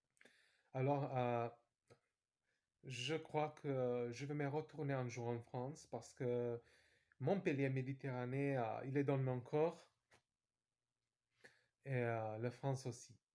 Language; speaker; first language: French; non-native, fluent; Serbian